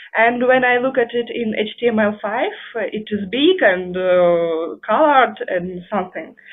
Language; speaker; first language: English; non-native, fluent; Russian